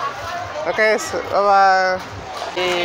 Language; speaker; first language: English; non-native, learner; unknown